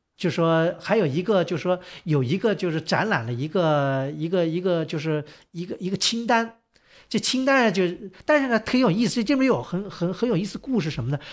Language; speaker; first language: Chinese; native; Chinese